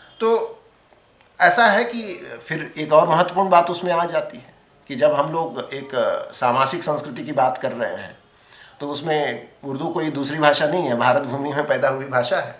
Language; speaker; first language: Hindi; non-native, local second language; Marathi